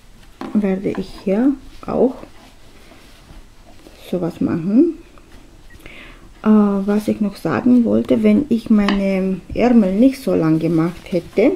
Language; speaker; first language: German; non-native, fluent; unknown